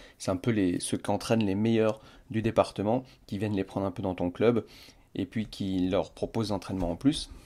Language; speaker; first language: French; native; French